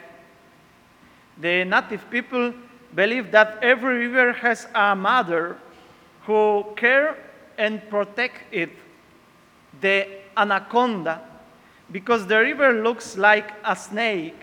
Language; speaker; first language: English; non-native, learner; Polish